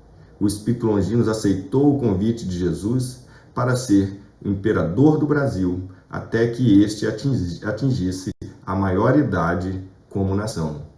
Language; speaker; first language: Portuguese; native; Portuguese